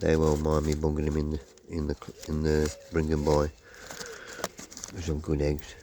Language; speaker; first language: English; native; English